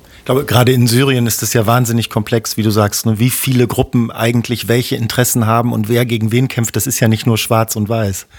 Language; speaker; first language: German; native; German